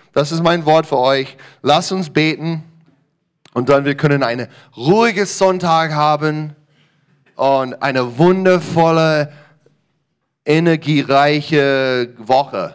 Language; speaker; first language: German; non-native, learner; English